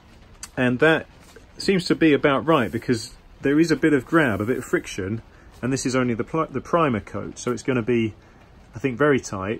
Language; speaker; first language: English; native; English